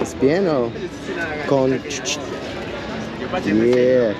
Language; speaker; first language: Spanish; non-native, learner; English